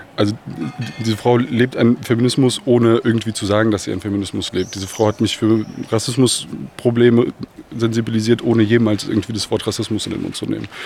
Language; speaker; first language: German; early bilingual, other home language; Bosnian